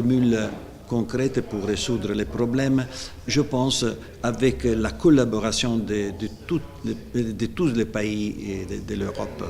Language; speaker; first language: French; non-native, fluent; Italian